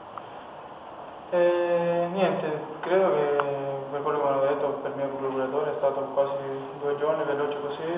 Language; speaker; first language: Italian; non-native, fluent; Spanish